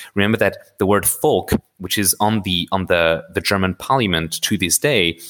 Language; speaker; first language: English; early bilingual, other home language; Arabic